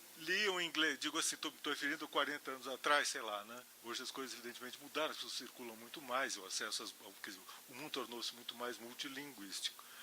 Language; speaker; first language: Portuguese; native; Portuguese